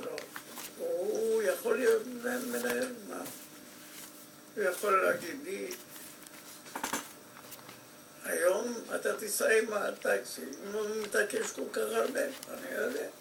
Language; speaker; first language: Hebrew; non-native, fluent; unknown